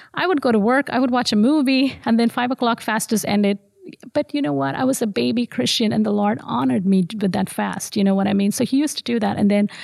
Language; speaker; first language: English; non-native, local second language; Tamil